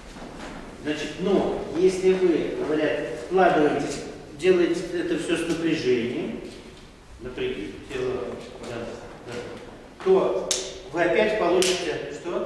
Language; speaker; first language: Russian; native; Russian